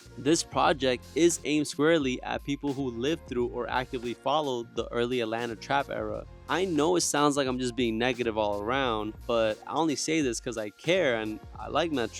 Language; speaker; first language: English; native; English